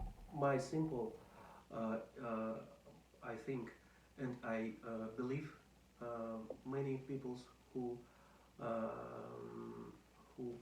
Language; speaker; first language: English; non-native, learner; Russian